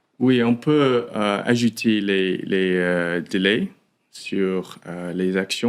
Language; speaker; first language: French; non-native, fluent; English